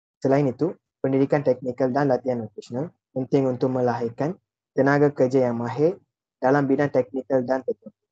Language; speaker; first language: Malay; non-native, local second language; Tamil